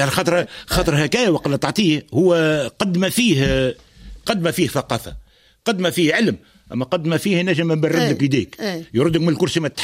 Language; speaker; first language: Arabic; native; Arabic